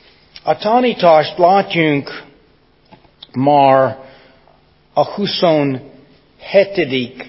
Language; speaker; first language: Hungarian; non-native, fluent; English